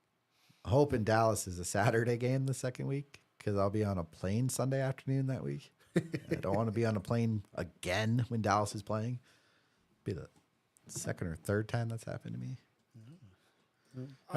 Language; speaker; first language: English; native; English